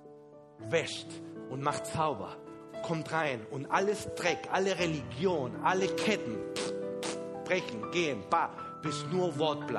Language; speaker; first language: German; non-native, fluent; Spanish